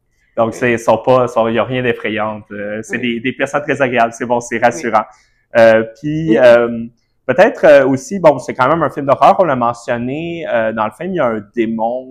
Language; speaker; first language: French; native; French